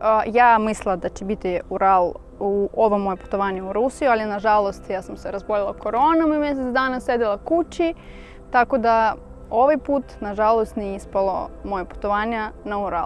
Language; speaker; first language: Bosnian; non-native, learner; Russian